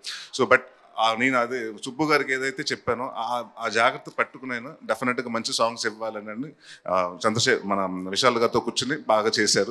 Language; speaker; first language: Telugu; native; Telugu